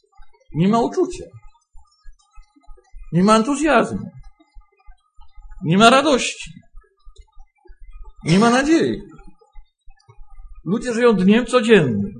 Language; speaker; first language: Polish; native; Polish